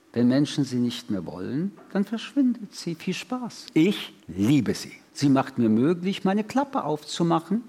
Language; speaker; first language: German; early bilingual, other home language; French